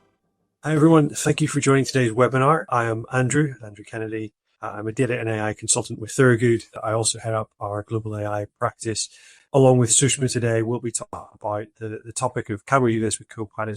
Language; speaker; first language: English; native; English